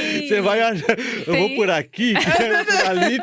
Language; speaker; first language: Portuguese; native; Portuguese